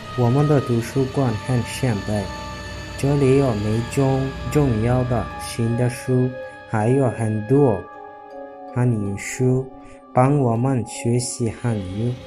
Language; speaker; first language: Chinese; non-native, learner; Bangla